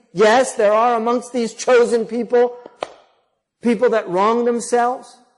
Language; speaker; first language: English; native; English